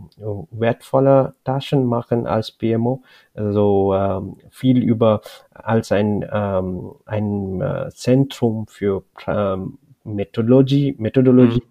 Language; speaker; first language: German; non-native, learner; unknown